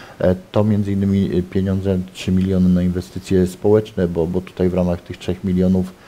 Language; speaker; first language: Polish; native; Polish